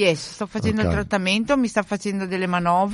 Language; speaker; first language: Italian; early bilingual, heritage; Italian